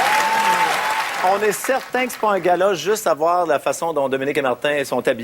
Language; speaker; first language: French; native; French